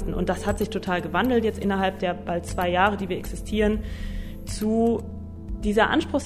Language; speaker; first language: German; native; German